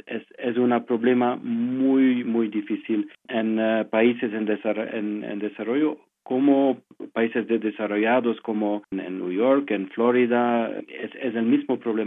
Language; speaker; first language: Spanish; non-native, fluent; French